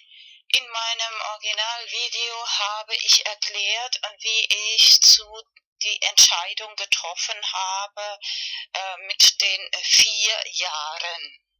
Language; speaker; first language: German; non-native, fluent; Spanish